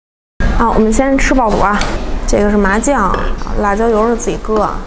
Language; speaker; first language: Chinese; native; Chinese